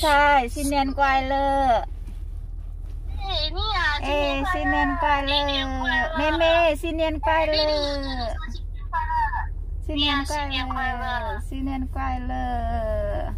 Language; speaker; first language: Chinese; non-native, learner; Indonesian